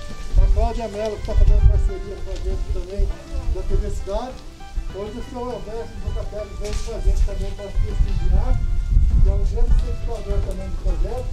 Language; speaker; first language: Portuguese; native; Portuguese